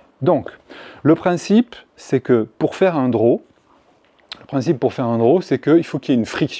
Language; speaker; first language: French; native; French